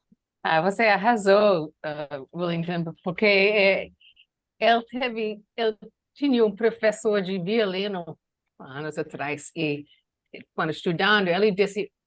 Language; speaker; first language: Portuguese; non-native, learner; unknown